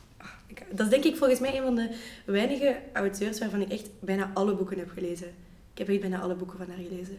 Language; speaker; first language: Dutch; native; Dutch